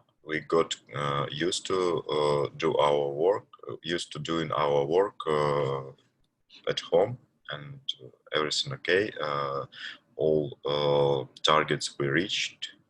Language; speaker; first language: English; non-native, learner; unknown